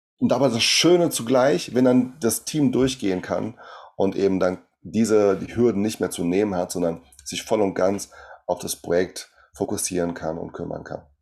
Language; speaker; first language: German; early bilingual, other home language; Portuguese